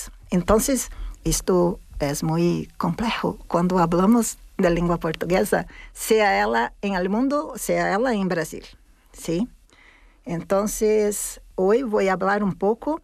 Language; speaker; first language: Spanish; non-native, fluent; Portuguese